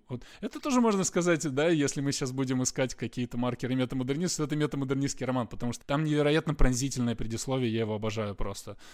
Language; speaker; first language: Russian; native; Russian